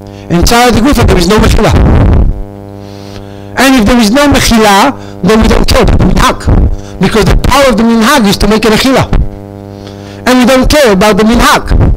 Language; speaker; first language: English; non-native, learner; Hebrew